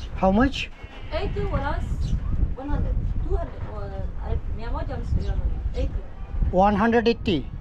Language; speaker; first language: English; non-native, learner; Bangla